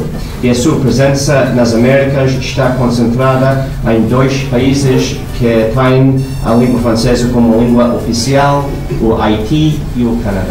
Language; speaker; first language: Portuguese; non-native, fluent; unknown